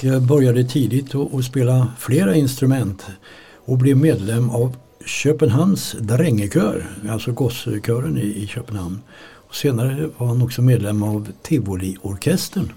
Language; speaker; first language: Swedish; native; Swedish